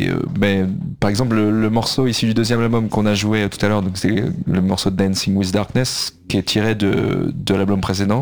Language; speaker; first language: French; native; French